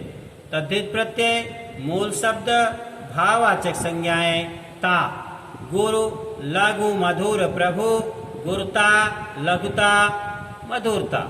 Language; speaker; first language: Hindi; native; Hindi